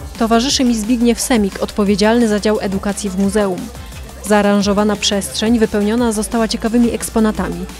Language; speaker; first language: Polish; native; Polish